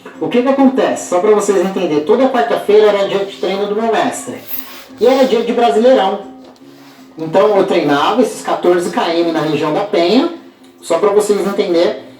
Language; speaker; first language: Portuguese; native; Portuguese